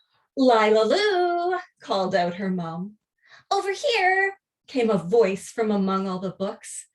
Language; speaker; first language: English; native; English